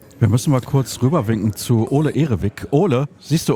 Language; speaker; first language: German; native; German